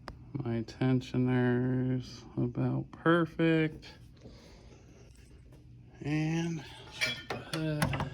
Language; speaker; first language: English; native; English